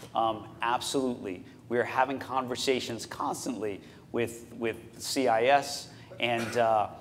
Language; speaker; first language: English; native; English